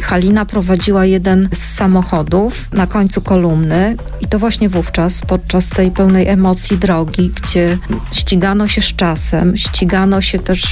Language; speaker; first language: Polish; native; Polish